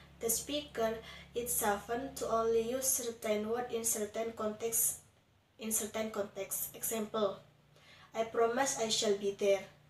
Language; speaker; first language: English; non-native, learner; Indonesian